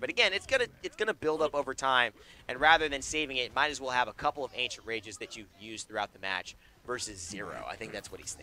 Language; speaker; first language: English; native; English